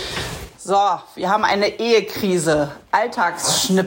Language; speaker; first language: German; native; German